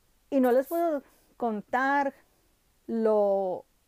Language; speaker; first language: Spanish; early bilingual, heritage; Spanish